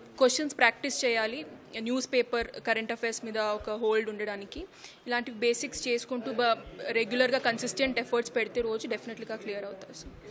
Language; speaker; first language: Telugu; non-native, local second language; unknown